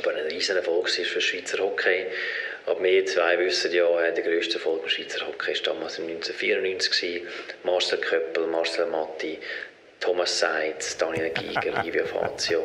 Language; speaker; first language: German; native; German